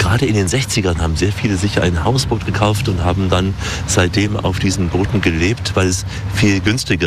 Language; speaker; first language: German; native; German